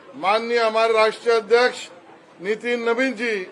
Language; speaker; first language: Hindi; non-native, local second language; Marathi